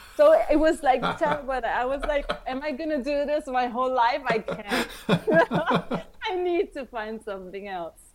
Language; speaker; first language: English; early bilingual, other home language; Italian